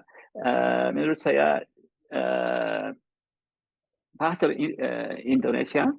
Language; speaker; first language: Indonesian; non-native, learner; English